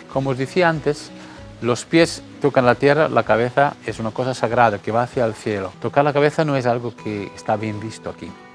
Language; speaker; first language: Spanish; non-native, fluent; Italian